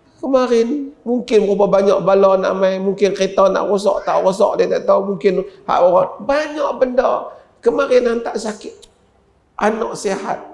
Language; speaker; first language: Malay; native; Malay